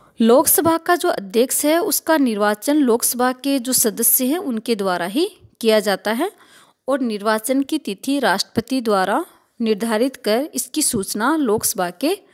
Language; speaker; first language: Hindi; native; Hindi